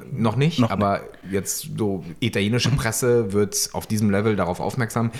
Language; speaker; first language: German; native; German